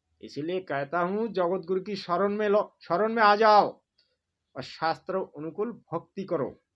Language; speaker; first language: Hindi; non-native, local second language; Bangla